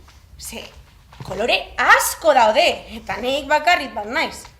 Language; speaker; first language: Basque; non-native, local second language; Spanish